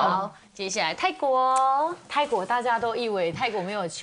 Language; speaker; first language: Chinese; native; Chinese